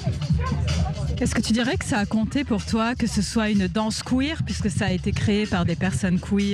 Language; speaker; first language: French; native; French